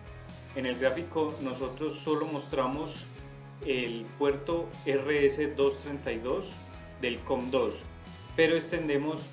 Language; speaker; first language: Spanish; native; Spanish